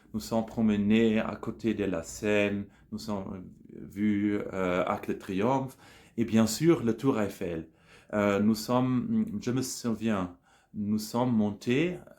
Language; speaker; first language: French; non-native, learner; German